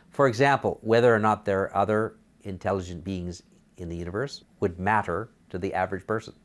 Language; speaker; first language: English; native; English